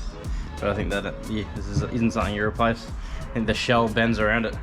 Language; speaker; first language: English; native; English